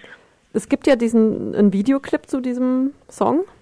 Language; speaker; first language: German; native; German